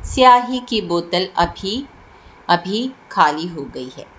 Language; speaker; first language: Hindi; non-native, local second language; Malayalam